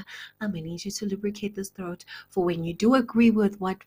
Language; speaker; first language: English; non-native, local second language; Zulu